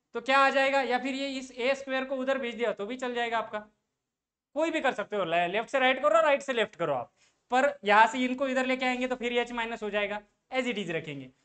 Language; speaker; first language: Hindi; non-native, local second language; Marathi